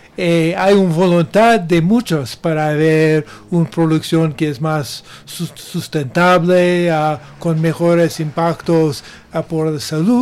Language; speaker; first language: Spanish; non-native, learner; English